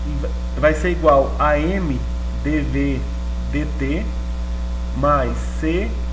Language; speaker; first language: Portuguese; native; Portuguese